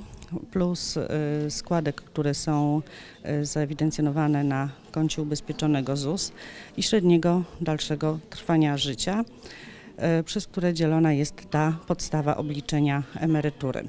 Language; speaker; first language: Polish; native; Polish